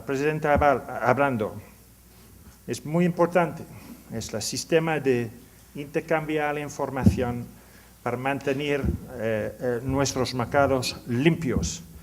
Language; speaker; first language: Spanish; non-native, learner; English